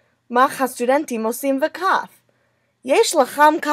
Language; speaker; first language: Hebrew; non-native, learner; English